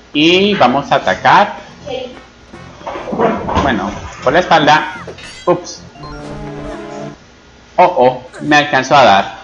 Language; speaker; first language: Spanish; native; Spanish